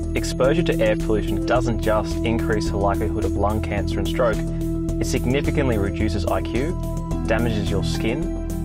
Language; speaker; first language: English; native; English